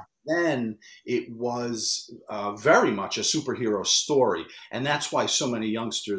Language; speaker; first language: English; native; English